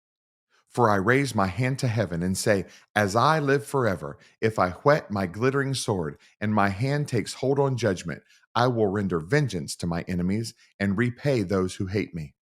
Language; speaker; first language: English; native; English